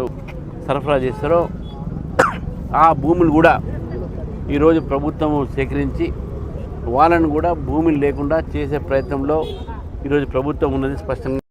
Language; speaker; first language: Telugu; native; Telugu